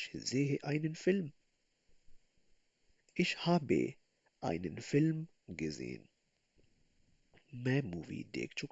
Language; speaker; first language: German; non-native, fluent; Urdu